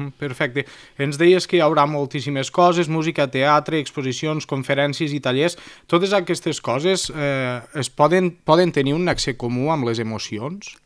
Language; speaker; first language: Catalan; native; Catalan